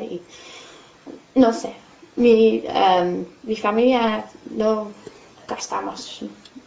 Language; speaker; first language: Spanish; non-native, fluent; English